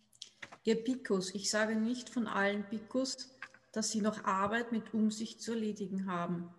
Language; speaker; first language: German; native; German